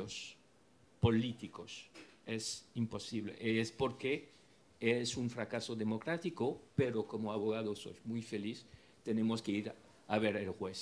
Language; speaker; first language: Spanish; non-native, fluent; French